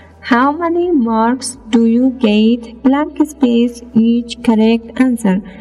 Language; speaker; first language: English; non-native, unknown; Persian